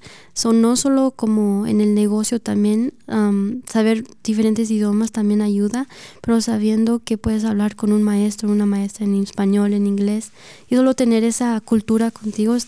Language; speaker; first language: Spanish; early bilingual, heritage; Spanish